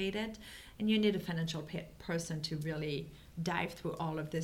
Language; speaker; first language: English; non-native, fluent; French